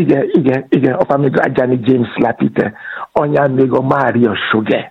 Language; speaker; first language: Hungarian; non-native, fluent; Yoruba